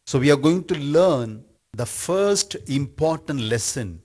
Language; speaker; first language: English; non-native, local second language; Tamil